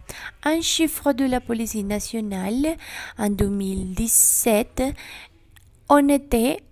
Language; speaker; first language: French; non-native, learner; Spanish